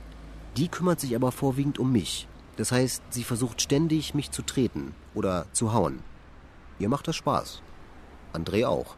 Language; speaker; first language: German; native; German